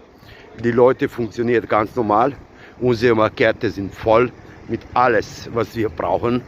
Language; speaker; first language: German; non-native, learner; Serbian